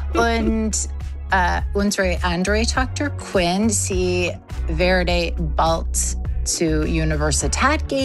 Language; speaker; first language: German; non-native, learner; English